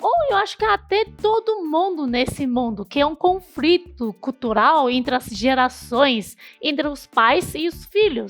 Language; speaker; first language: Portuguese; non-native, fluent; Chinese